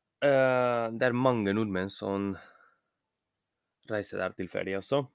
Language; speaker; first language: Norwegian; non-native, fluent; Spanish